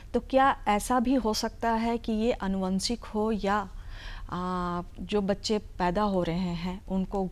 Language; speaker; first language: Hindi; native; Hindi